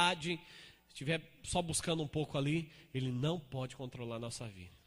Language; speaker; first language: Portuguese; native; Portuguese